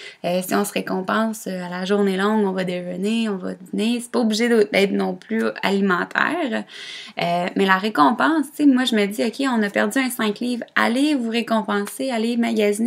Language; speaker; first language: French; native; French